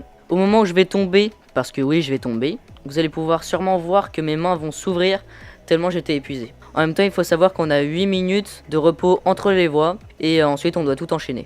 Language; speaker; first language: French; native; French